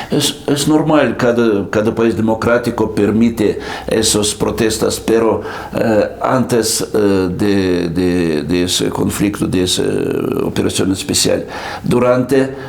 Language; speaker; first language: Spanish; non-native, fluent; Russian